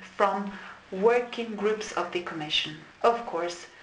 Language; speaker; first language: English; non-native, fluent; Slovenian